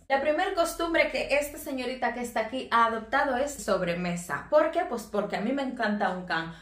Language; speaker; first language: Spanish; native; Spanish